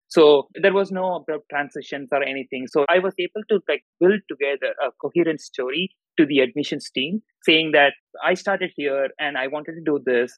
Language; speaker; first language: English; non-native, local second language; Tamil